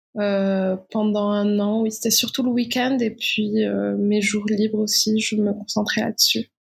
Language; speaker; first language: French; non-native, local second language; Arabic